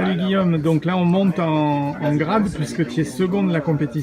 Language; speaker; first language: French; native; French